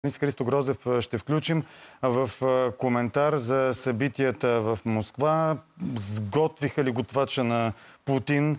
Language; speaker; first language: Bulgarian; native; Bulgarian